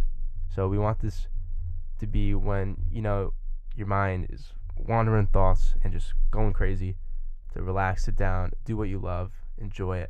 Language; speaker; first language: English; native; English